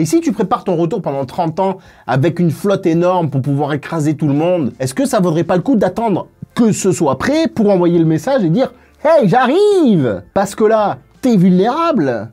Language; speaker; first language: French; native; French